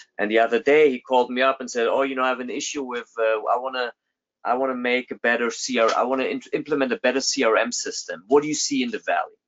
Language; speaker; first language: English; non-native, fluent; German